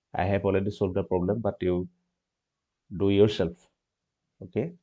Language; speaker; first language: English; non-native, local second language; Assamese